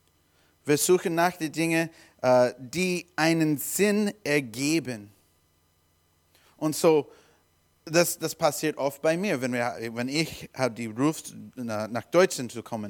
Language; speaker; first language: German; non-native, learner; English